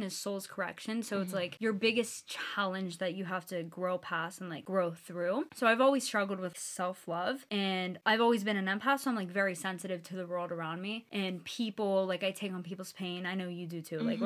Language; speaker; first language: English; native; English